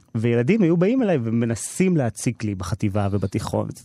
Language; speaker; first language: Hebrew; native; Hebrew